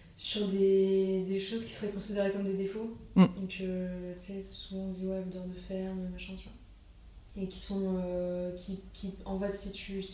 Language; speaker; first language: French; native; French